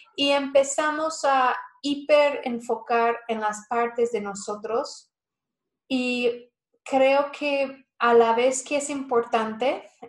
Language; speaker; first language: Spanish; non-native, fluent; English